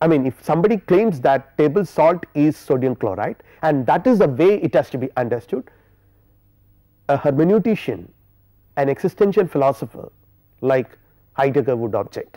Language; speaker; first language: English; non-native, local second language; Malayalam